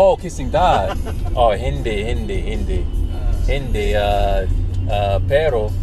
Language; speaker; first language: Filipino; non-native, learner; English